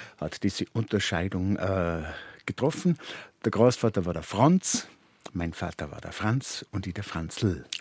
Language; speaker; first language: German; native; German